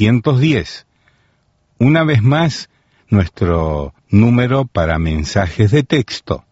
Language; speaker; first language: Spanish; native; Spanish